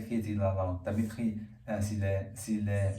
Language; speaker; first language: French; non-native, learner; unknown